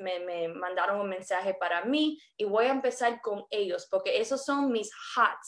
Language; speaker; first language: Spanish; early bilingual, heritage; English